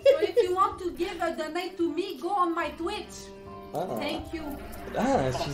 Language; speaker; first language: English; non-native, learner; French